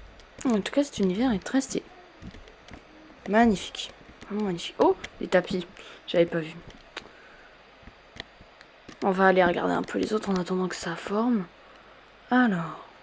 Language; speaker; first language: French; native; French